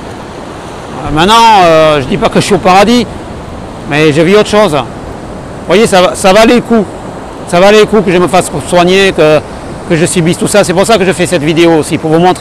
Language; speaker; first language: French; native; French